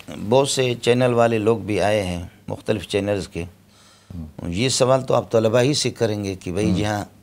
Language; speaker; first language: Urdu; non-native, local second language; Brahui